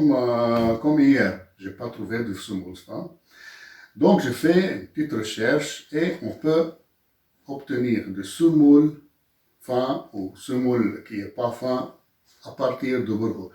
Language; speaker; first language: French; non-native, local second language; Arabic